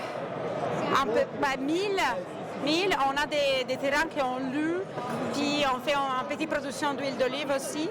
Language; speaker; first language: French; non-native, fluent; Italian